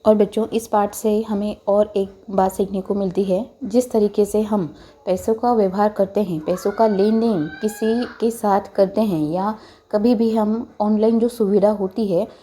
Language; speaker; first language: Hindi; non-native, local second language; Marathi